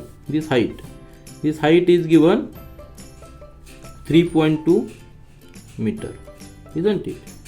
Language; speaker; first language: English; non-native, local second language; Marathi